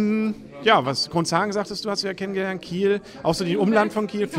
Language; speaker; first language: German; native; German